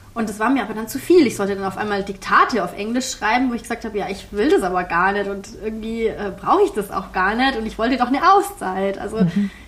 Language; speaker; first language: German; early bilingual, heritage; German